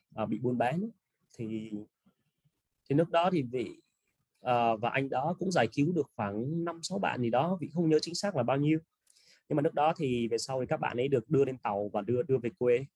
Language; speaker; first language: Vietnamese; native; Vietnamese